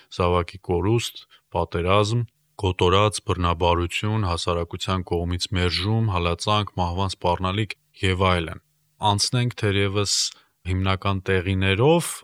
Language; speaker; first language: Armenian; native; Armenian